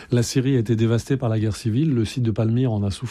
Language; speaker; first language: French; native; French